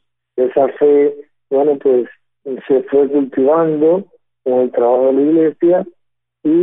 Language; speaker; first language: Spanish; native; Spanish